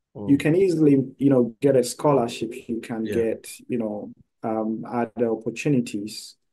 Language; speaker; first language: English; non-native, local second language; Akan